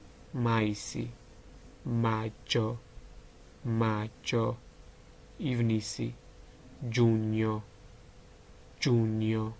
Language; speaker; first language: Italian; non-native, learner; Georgian